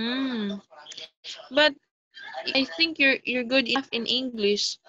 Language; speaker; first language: English; non-native, local second language; Filipino